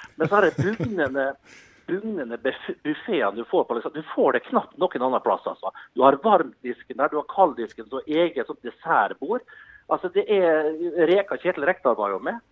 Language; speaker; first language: Norwegian; early bilingual, other home language; Dutch